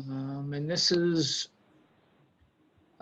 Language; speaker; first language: English; native; English